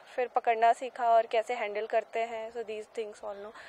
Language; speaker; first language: Hindi; native; Hindi